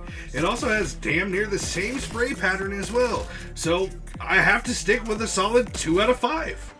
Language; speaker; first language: English; native; English